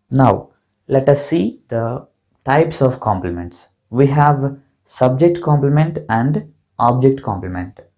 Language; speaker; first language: English; non-native, local second language; Telugu